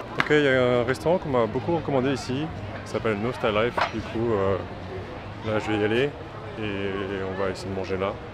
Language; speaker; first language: French; early bilingual, other home language; Chinese